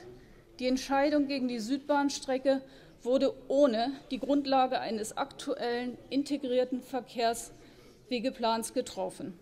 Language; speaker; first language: German; native; German